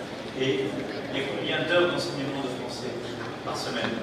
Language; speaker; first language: French; native; French